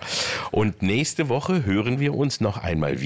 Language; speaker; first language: German; native; German